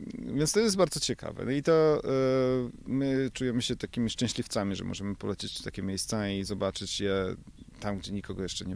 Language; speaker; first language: Polish; native; Polish